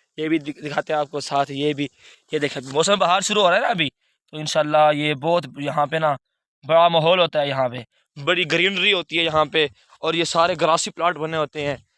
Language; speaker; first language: Urdu; non-native, local second language; Saraiki